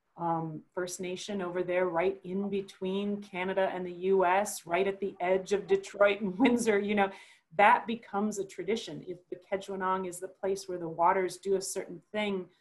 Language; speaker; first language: English; native; English